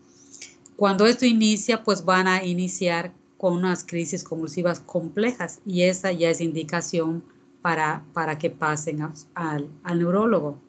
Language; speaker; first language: Spanish; native; Spanish